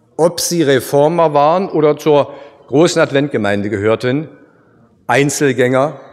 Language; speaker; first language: German; native; German